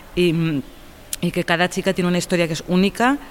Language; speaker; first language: Spanish; native; Spanish